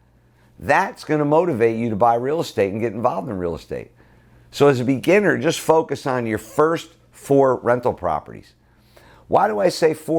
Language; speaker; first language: English; native; English